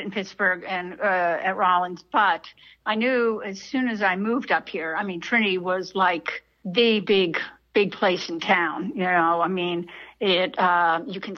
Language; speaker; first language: English; native; English